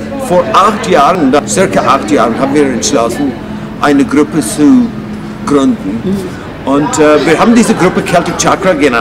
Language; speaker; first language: German; non-native, fluent; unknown